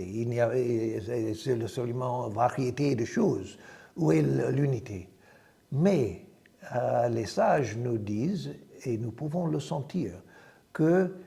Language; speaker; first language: French; non-native, fluent; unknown